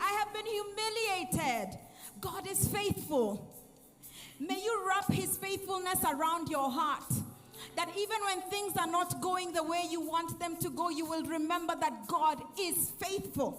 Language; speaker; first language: English; non-native, local second language; Swahili